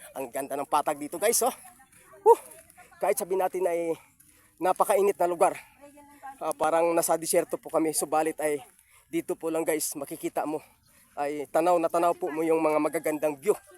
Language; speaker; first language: Filipino; native; Filipino